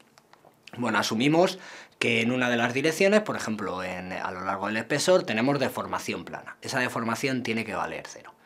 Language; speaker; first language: Spanish; native; Spanish